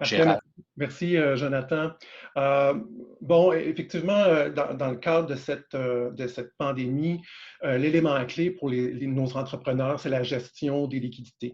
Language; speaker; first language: French; native; French